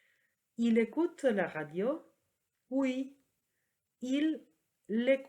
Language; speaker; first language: French; non-native, fluent; Spanish